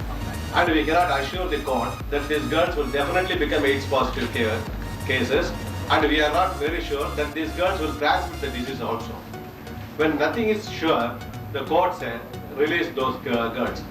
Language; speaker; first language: English; non-native, local second language; Tamil